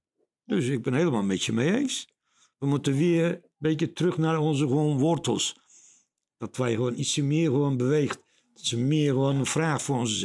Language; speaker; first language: Dutch; non-native, learner; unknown